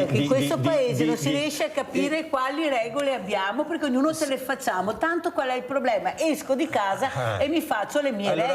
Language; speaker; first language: Italian; native; Italian